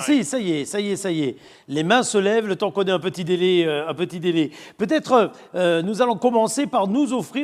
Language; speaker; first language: French; native; French